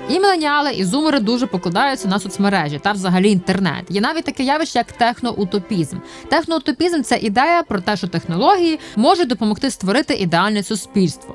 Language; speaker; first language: Ukrainian; native; Ukrainian